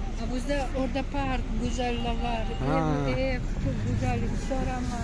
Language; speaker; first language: Turkish; non-native, learner; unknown